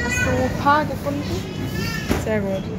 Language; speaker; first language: German; non-native, fluent; Korean